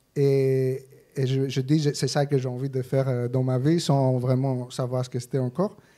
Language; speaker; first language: French; non-native, fluent; Greek